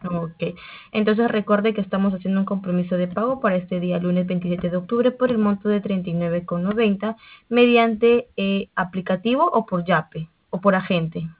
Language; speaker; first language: Spanish; native; Spanish